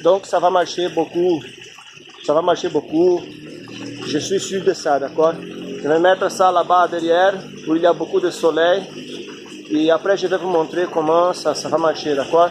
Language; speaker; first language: French; non-native, fluent; Portuguese